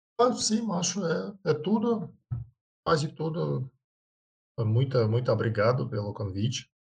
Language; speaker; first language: Portuguese; non-native, learner; Russian